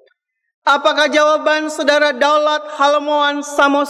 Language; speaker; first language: Indonesian; native; Indonesian